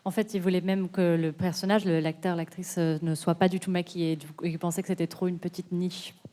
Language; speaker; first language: French; native; French